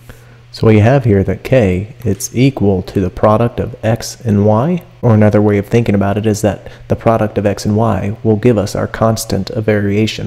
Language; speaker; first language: English; native; English